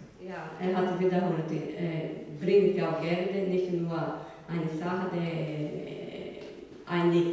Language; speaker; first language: German; non-native, learner; Portuguese